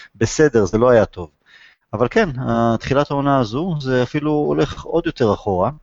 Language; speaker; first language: Hebrew; native; Hebrew